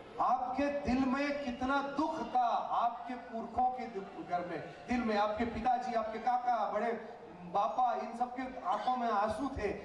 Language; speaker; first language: Hindi; non-native, local second language; Malayalam